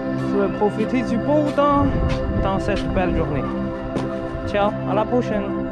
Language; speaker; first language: French; early bilingual, other home language; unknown